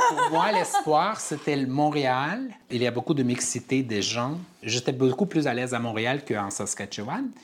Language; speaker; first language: French; non-native, fluent; Armenian